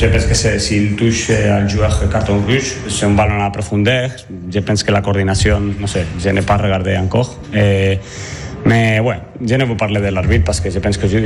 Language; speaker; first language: French; non-native, learner; Spanish